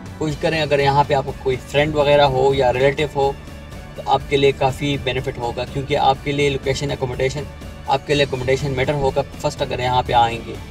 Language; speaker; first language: Urdu; non-native, local second language; Pashto